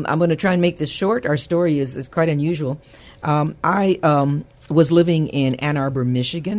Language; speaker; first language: English; early bilingual, other home language; Spanish